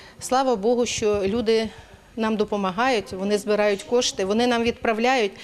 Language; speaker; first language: Ukrainian; native; Ukrainian